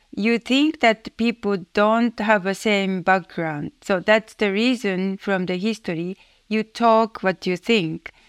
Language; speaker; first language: English; non-native, fluent; Japanese